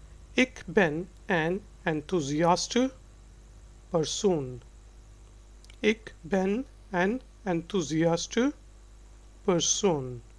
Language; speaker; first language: Dutch; non-native, fluent; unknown